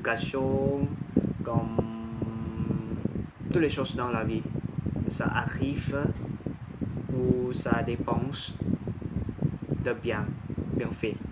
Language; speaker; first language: French; non-native, learner; Thai